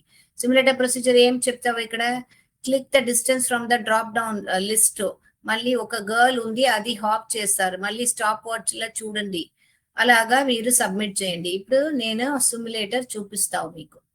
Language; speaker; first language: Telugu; non-native, learner; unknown